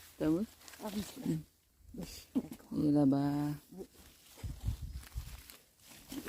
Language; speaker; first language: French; non-native, learner; Thai